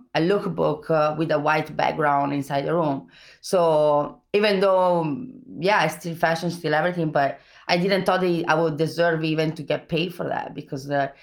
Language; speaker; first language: English; non-native, fluent; Italian